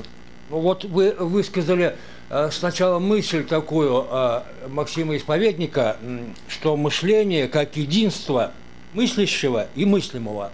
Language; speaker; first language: Russian; native; Russian